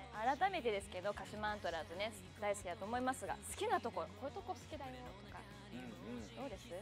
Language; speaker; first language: Japanese; native; Japanese